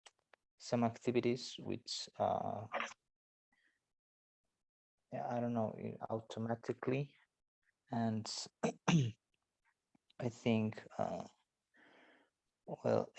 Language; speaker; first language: English; non-native, learner; Spanish